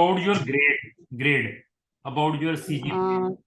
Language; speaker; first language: English; non-native, local second language; Hindi